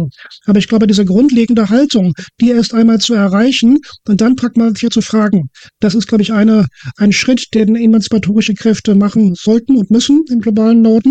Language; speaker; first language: German; native; German